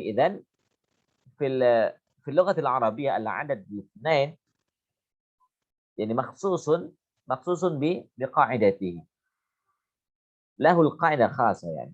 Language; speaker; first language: Arabic; non-native, fluent; Indonesian